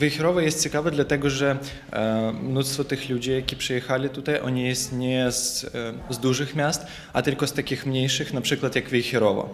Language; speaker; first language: Polish; non-native, fluent; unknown